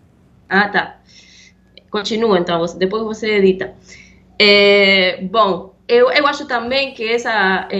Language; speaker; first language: Portuguese; non-native, fluent; Spanish